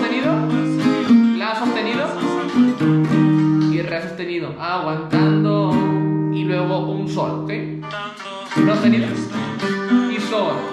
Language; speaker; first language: Spanish; native; Spanish